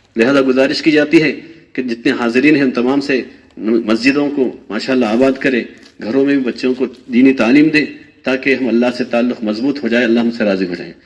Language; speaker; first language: Urdu; native; Urdu